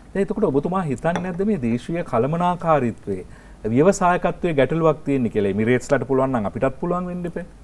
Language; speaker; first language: Sinhala; native; Sinhala